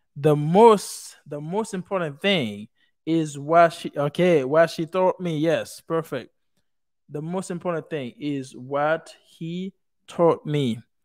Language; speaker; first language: English; non-native, fluent; Haitian Creole